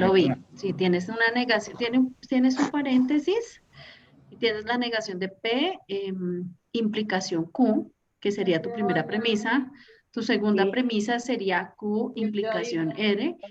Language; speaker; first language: Spanish; native; Spanish